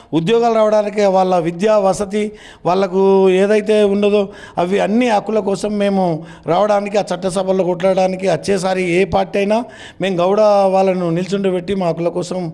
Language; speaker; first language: Telugu; native; Telugu